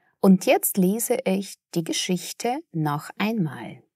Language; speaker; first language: German; non-native, fluent; Russian